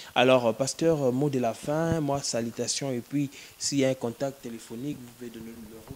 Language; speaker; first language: French; non-native, local second language; Lingala